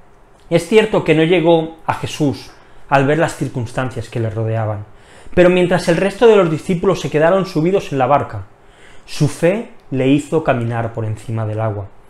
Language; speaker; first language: Spanish; native; Spanish